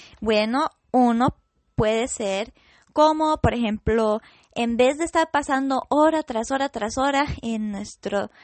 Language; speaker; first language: Spanish; non-native, fluent; English